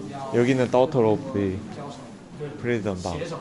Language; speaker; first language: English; non-native, learner; Korean